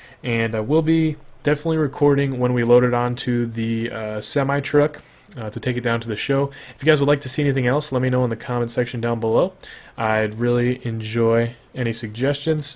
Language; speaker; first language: English; native; English